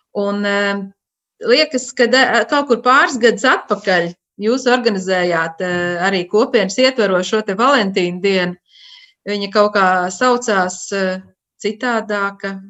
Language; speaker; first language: Latvian; native; Latvian